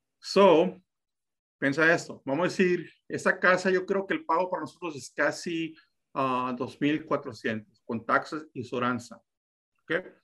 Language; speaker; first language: Spanish; early bilingual, heritage; Spanish